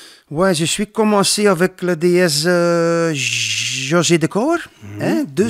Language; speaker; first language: French; non-native, learner; Dutch